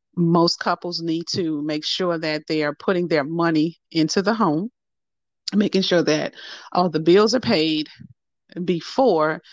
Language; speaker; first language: English; native; English